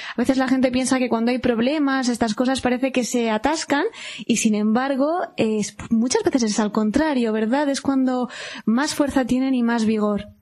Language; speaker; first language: Spanish; native; Spanish